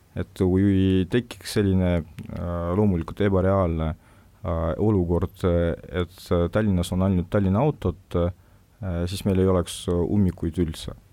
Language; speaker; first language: Estonian; non-native, local second language; Russian